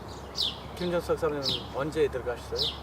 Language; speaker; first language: Korean; non-native, learner; English